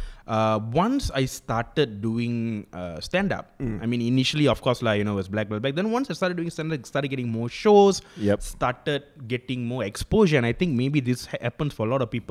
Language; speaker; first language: English; non-native, local second language; Tamil